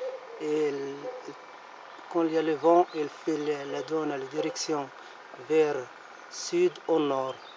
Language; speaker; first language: French; non-native, learner; Arabic